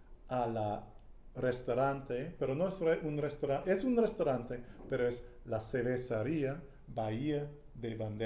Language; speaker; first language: Spanish; non-native, learner; English